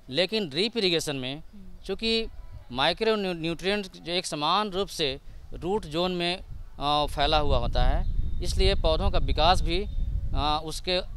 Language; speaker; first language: Hindi; native; Hindi